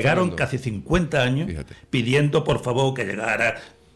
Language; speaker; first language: Spanish; native; Spanish